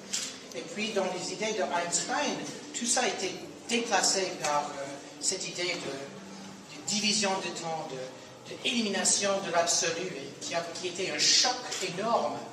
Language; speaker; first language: French; non-native, fluent; English